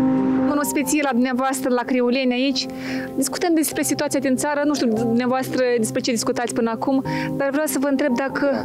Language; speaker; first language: Romanian; native; Romanian